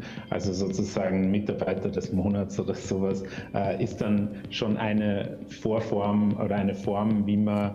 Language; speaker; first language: German; native; German